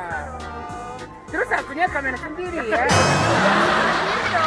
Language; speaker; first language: Indonesian; early bilingual, other home language; Japanese